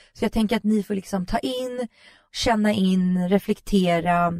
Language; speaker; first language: Swedish; early bilingual, other home language; Russian